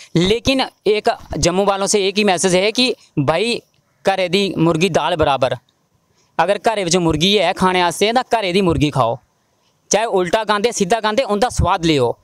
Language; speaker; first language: Hindi; native; Hindi